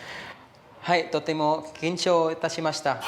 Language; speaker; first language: Japanese; non-native, fluent; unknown